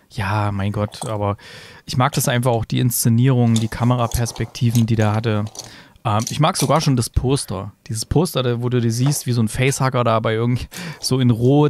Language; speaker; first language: German; native; German